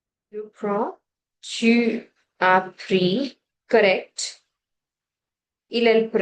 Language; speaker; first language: French; non-native, fluent; Hindi